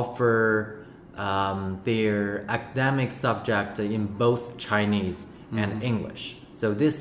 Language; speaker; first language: English; non-native, fluent; Chinese